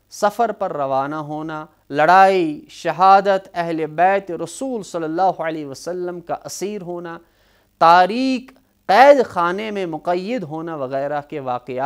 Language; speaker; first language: Urdu; non-native, local second language; Kashmiri